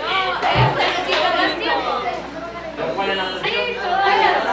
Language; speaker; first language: Spanish; early bilingual, other home language; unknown